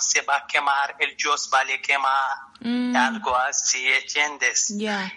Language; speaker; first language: Spanish; non-native, learner; Arabic